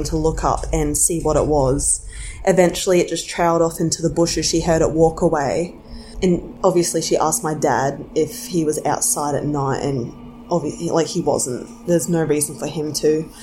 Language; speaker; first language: English; native; English